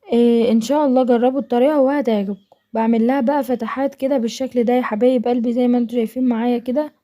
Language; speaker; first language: Arabic; native; Arabic